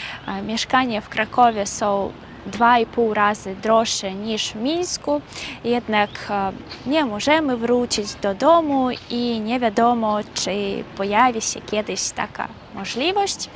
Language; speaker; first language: Polish; non-native, fluent; Russian